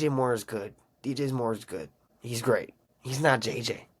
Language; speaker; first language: English; native; English